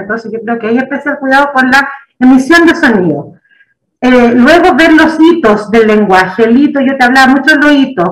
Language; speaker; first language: Spanish; native; Spanish